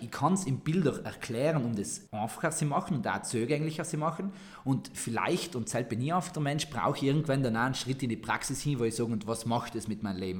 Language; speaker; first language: German; native; German